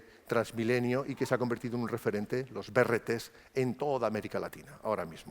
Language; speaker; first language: Spanish; native; Spanish